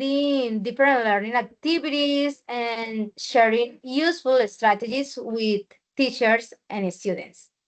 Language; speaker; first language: English; non-native, learner; Spanish